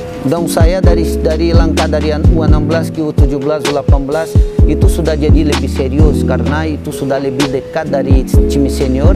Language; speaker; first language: Indonesian; non-native, fluent; Portuguese